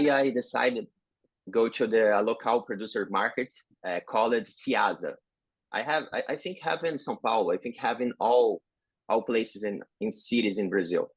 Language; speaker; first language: English; non-native, learner; Portuguese